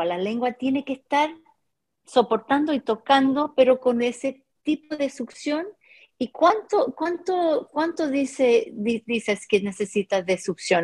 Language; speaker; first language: Spanish; non-native, fluent; English